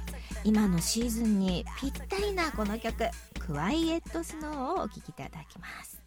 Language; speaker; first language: Japanese; native; Japanese